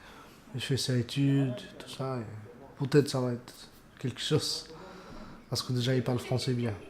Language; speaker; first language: French; non-native, learner; Romanian